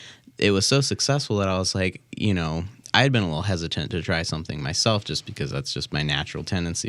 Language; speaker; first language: English; native; English